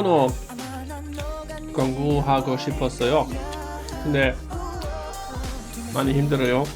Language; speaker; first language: Korean; non-native, learner; German